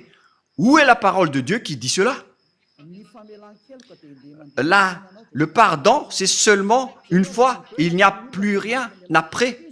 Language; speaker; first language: French; non-native, local second language; Malagasy